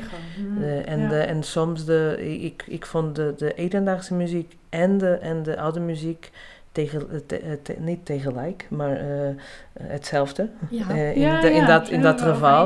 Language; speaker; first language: Dutch; non-native, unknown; Portuguese